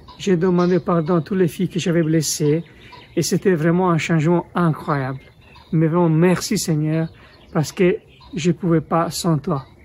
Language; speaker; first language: French; non-native, fluent; Italian